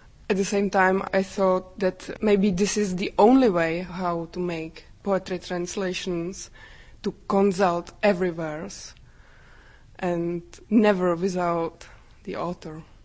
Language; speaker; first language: English; non-native, fluent; Czech